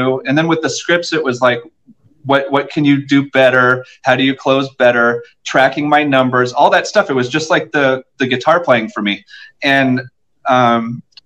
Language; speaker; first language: English; native; English